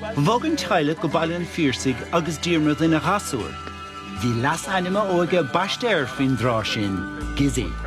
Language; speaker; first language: Irish; native; Irish